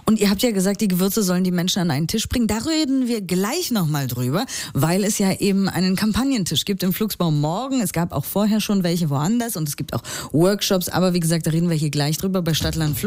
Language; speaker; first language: German; native; German